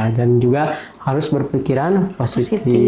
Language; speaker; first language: Indonesian; native; Indonesian